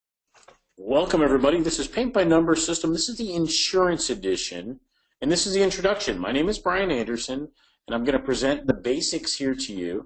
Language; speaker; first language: English; native; English